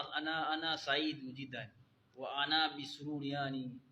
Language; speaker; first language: Arabic; non-native, learner; Kinyarwanda